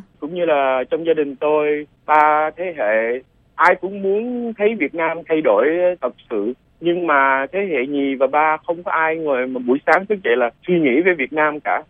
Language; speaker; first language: Vietnamese; early bilingual, other home language; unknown